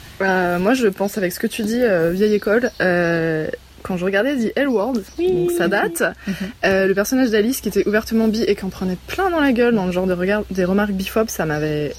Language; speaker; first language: French; native; French